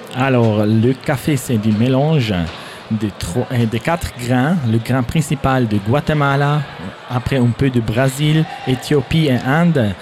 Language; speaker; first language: French; non-native, fluent; German